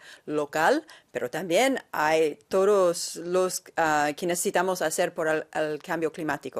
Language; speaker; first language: Spanish; non-native, fluent; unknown